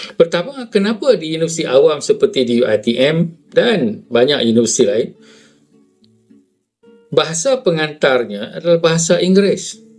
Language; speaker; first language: Malay; native; Malay